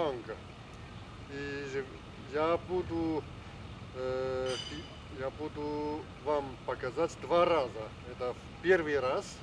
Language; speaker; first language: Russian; non-native, learner; Chinese